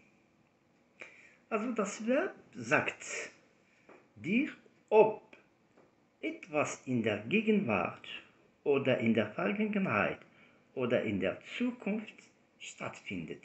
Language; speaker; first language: German; non-native, fluent; Arabic